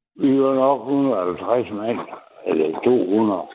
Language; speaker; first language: Danish; native; Danish